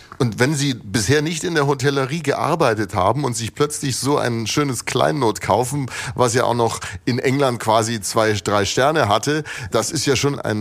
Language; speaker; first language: German; native; German